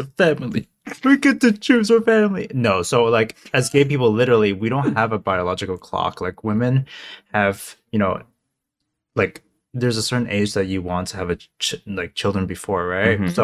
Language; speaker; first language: English; non-native, local second language; Cantonese